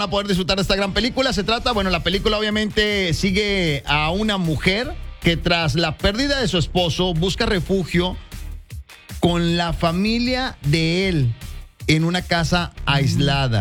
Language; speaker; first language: Spanish; native; Spanish